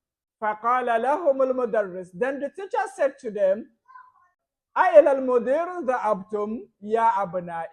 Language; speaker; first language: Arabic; non-native, fluent; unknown